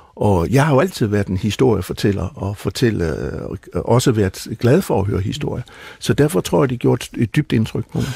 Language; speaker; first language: Danish; native; Danish